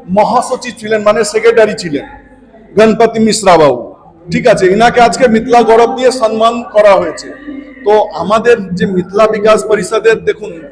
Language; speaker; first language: Bangla; non-native, local second language; Maithili